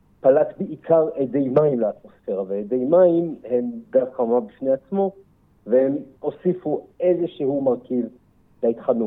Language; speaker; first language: Hebrew; native; Hebrew